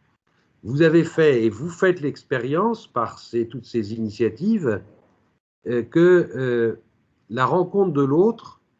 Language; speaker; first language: French; native; French